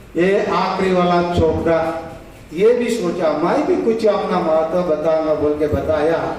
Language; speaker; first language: Hindi; non-native, local second language; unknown